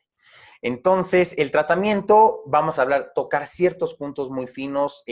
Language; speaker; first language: Spanish; native; Spanish